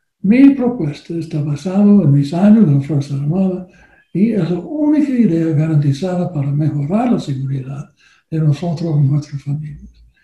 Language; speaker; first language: Spanish; non-native, learner; English